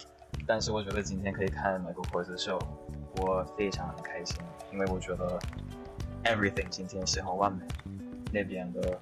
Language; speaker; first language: Chinese; non-native, fluent; English